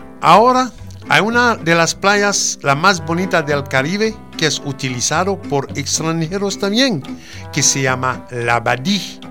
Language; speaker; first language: Spanish; non-native, fluent; Haitian Creole